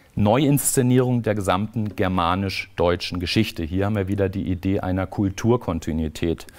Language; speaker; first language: German; native; German